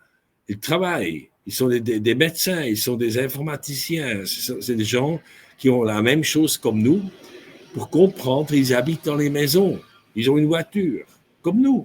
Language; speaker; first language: French; non-native, local second language; German